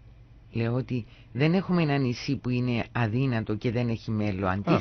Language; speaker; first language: Greek; native; Greek